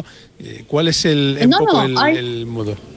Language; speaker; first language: Spanish; native; Spanish